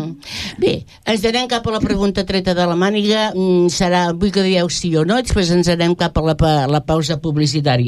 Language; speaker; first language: Catalan; native; Catalan